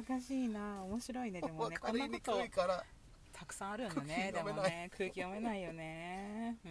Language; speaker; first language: Japanese; native; Japanese